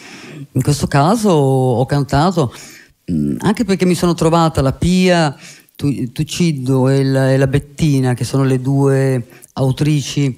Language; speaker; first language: Italian; native; Italian